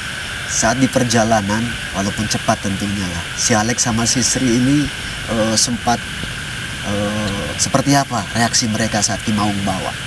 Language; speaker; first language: Indonesian; native; Indonesian